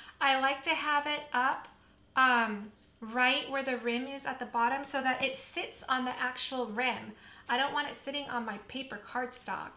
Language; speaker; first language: English; native; English